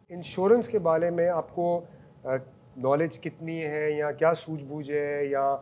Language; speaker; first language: Urdu; native; Urdu